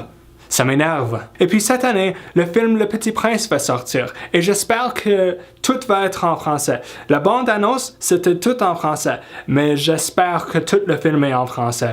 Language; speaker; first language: French; non-native, fluent; English